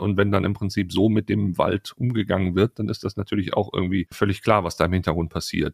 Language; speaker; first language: German; native; German